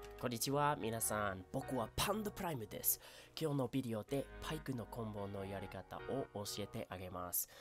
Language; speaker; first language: Japanese; non-native, learner; English